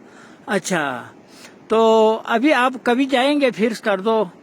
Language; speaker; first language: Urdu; non-native, local second language; Balti